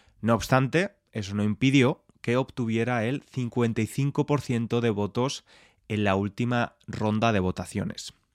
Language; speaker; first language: Spanish; native; Spanish